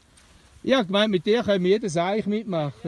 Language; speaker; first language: German; native; German